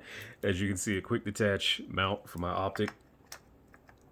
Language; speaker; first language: English; native; English